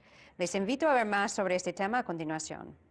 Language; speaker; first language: Spanish; native; Spanish